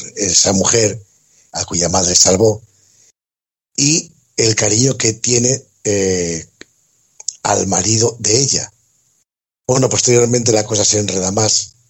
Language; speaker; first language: Spanish; native; Spanish